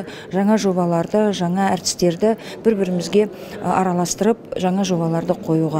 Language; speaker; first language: Kazakh; native; Kazakh